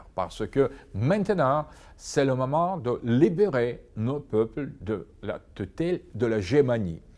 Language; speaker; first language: French; non-native, fluent; Russian